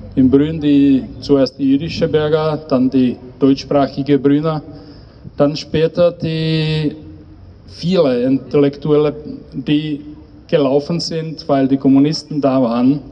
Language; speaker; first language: German; non-native, learner; Czech